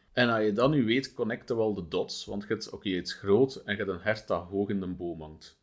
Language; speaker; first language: Dutch; native; Dutch